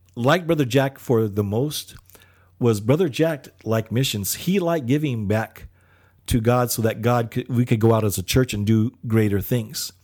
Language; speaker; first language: English; early bilingual, other home language; Filipino